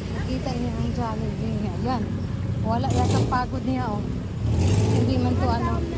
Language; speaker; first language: Filipino; non-native, local second language; Cebuano